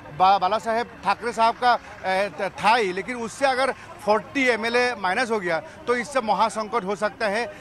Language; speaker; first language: Hindi; non-native, local second language; Assamese